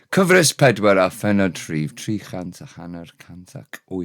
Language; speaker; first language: Welsh; non-native, learner; English